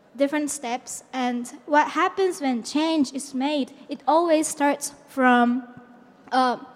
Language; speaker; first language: English; non-native, fluent; Japanese